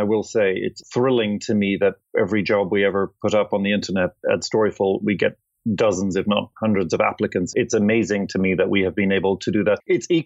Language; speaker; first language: English; native; English